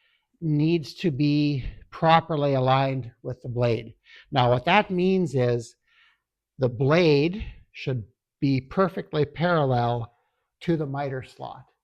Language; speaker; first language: English; native; English